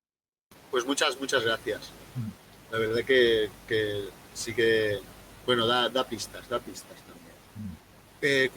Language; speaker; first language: Spanish; native; Spanish